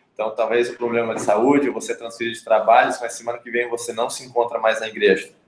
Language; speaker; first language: Portuguese; native; Portuguese